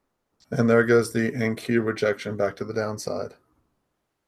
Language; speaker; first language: English; native; English